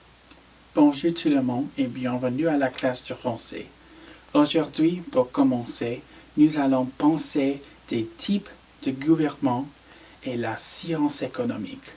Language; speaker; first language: French; non-native, learner; English